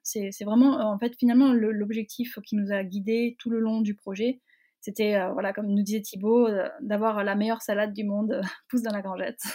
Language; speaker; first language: French; native; French